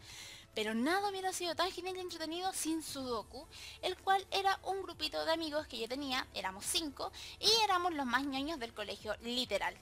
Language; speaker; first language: Spanish; native; Spanish